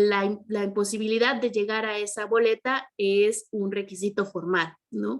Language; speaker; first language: Spanish; native; Spanish